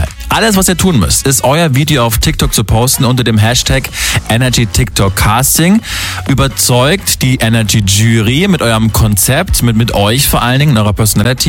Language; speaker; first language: German; native; German